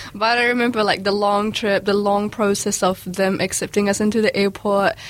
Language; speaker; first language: English; early bilingual, other home language; Arabic